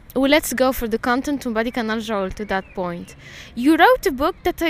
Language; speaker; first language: English; non-native, fluent; Arabic